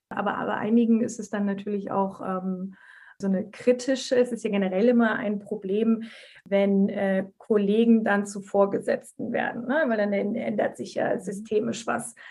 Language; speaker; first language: German; early bilingual, other home language; Turkish